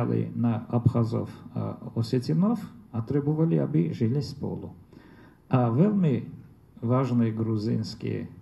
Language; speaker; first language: Slovak; non-native, fluent; Armenian